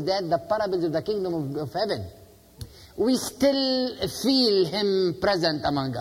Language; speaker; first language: English; non-native, fluent; Arabic